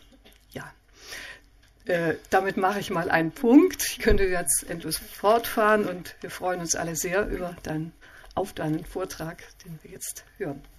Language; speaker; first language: German; native; German